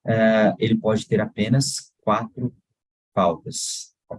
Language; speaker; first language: Portuguese; native; Portuguese